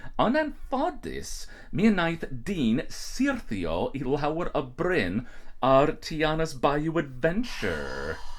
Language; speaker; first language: Welsh; non-native, learner; English